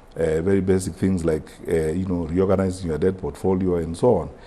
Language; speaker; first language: English; non-native, local second language; Gusii